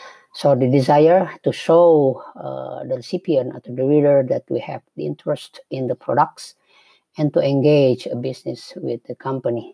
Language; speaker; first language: English; non-native, fluent; Indonesian